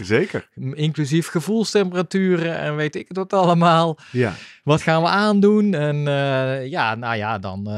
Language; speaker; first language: Dutch; native; Dutch